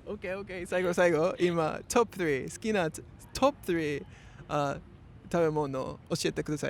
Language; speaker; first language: Japanese; non-native, learner; English